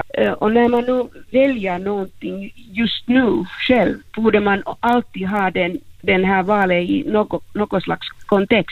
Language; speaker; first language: Swedish; non-native, local second language; Finnish